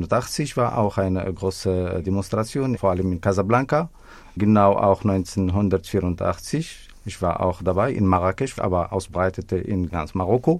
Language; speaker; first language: German; non-native, fluent; Arabic